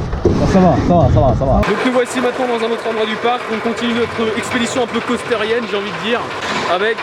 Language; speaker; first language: French; native; French